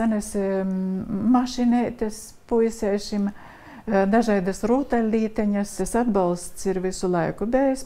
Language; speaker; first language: Latvian; native; Latvian